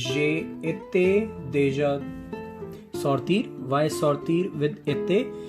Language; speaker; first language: French; non-native, learner; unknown